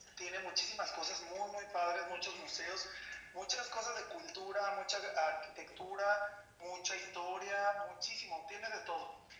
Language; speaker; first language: Spanish; native; Spanish